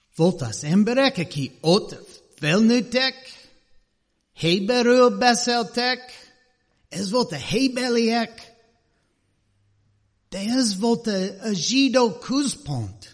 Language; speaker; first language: Hungarian; non-native, learner; English